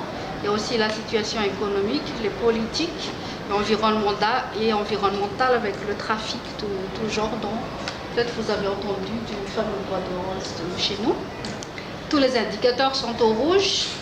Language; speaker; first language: French; non-native, local second language; Malagasy